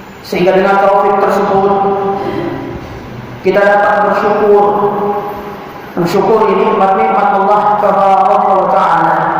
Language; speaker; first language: Indonesian; native; Indonesian